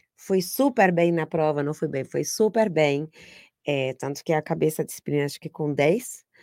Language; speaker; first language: Portuguese; non-native, fluent; Spanish